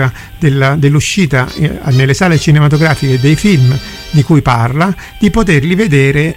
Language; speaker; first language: Italian; native; Italian